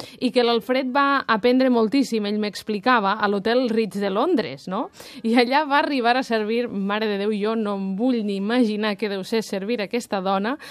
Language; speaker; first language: Catalan; native; Catalan